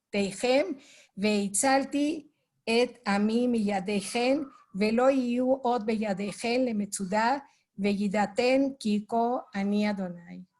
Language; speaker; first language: Hebrew; non-native, learner; Spanish